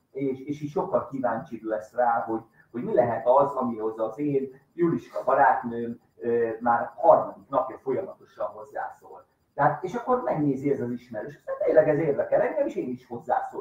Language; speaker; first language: Hungarian; native; Hungarian